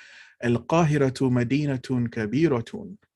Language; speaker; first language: Arabic; non-native, fluent; English